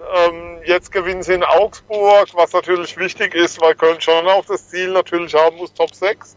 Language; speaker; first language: German; native; German